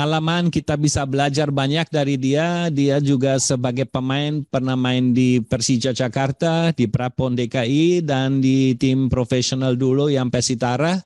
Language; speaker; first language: Indonesian; non-native, fluent; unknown